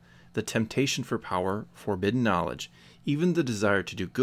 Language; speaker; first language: English; native; English